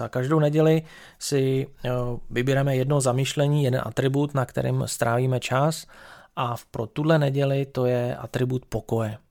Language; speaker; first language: Czech; native; Czech